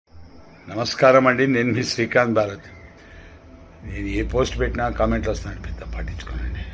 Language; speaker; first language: Telugu; native; Telugu